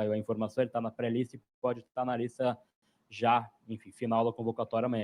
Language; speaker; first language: Portuguese; native; Portuguese